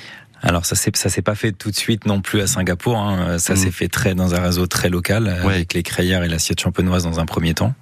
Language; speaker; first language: French; native; French